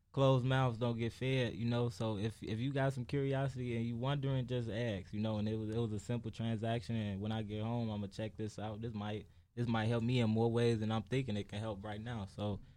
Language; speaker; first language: English; native; English